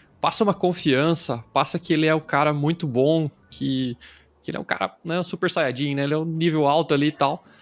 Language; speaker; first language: Portuguese; native; Portuguese